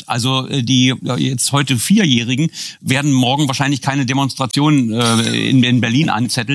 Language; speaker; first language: German; native; German